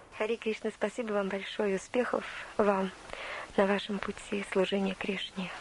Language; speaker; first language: Russian; native; Russian